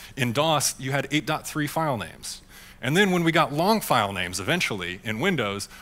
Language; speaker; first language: English; native; English